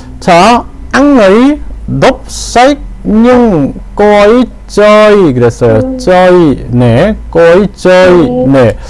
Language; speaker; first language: Vietnamese; non-native, learner; Korean